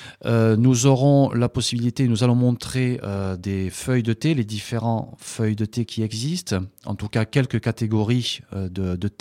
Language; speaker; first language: French; native; French